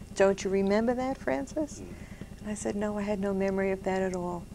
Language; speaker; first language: English; native; English